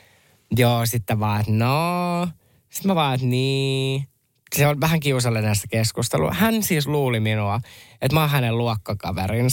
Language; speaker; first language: Finnish; native; Finnish